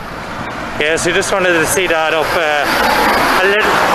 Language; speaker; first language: English; native; English